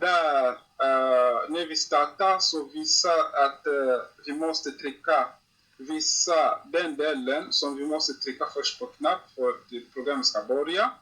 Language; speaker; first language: Swedish; non-native, learner; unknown